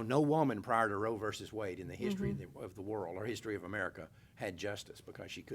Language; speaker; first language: English; native; English